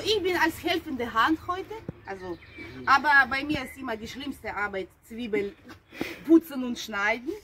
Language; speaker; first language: German; non-native, fluent; Russian